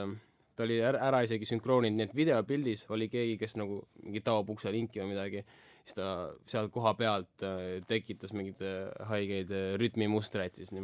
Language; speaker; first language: Estonian; native; Estonian